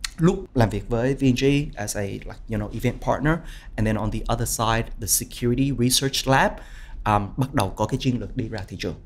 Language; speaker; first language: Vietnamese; early bilingual, heritage; Vietnamese